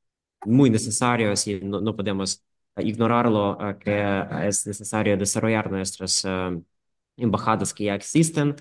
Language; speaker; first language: Spanish; non-native, fluent; Ukrainian